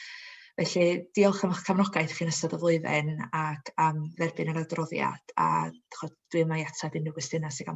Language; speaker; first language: Welsh; native; Welsh